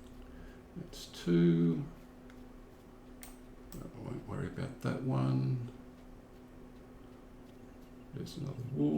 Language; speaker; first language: English; native; English